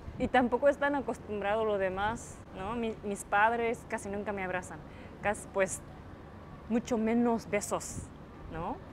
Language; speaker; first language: Spanish; non-native, fluent; Japanese